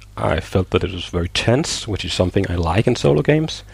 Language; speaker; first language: English; non-native, fluent; Danish